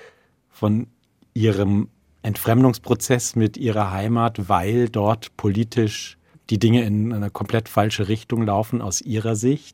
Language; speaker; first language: German; native; German